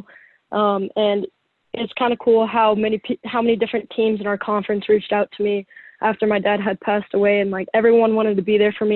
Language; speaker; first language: English; native; English